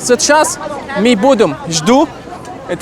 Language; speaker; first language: Russian; non-native, learner; Arabic